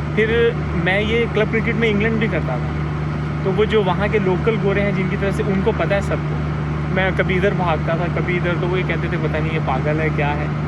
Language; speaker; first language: Urdu; non-native, local second language; Punjabi